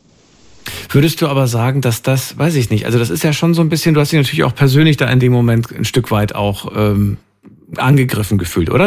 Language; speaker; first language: German; native; German